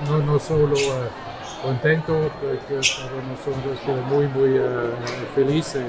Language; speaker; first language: Spanish; non-native, learner; German